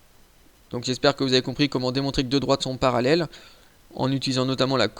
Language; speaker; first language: French; native; French